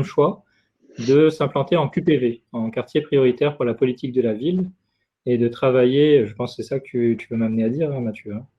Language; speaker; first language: French; native; French